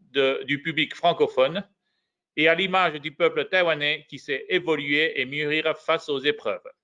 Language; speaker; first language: French; non-native, fluent; Chinese